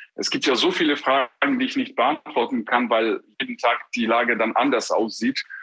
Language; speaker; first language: German; non-native, fluent; Ukrainian